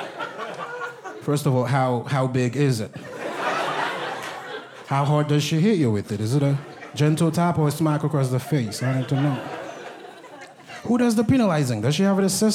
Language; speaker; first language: English; non-native, fluent; Haitian Creole